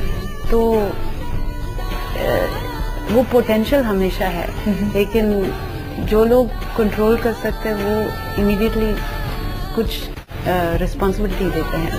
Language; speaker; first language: Hindi; non-native, local second language; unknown